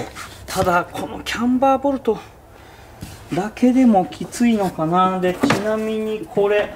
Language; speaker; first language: Japanese; native; Japanese